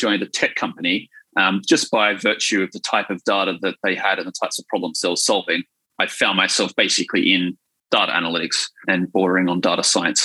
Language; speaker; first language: English; native; English